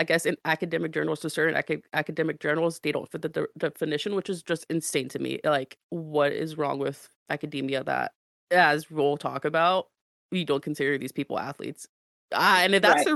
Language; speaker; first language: English; native; English